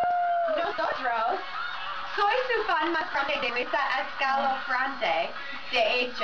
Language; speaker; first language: Spanish; non-native, learner; English